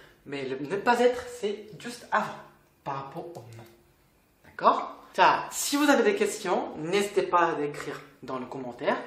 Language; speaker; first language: French; non-native, fluent; Korean